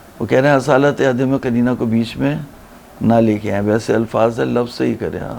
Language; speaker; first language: Urdu; native; Urdu